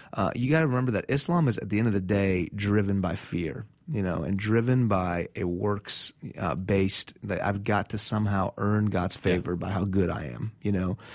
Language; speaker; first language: English; non-native, fluent; Persian